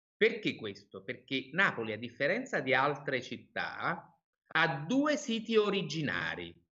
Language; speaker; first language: Italian; native; Italian